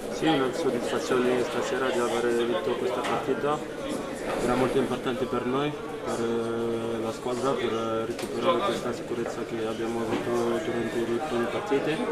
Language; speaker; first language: Italian; non-native, fluent; French